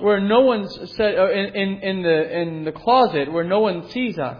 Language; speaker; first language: English; native; English